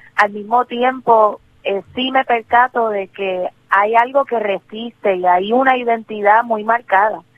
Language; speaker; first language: Spanish; native; Spanish